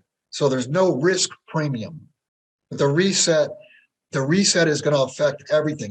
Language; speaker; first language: English; native; English